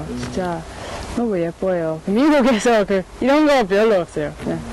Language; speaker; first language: Korean; non-native, learner; English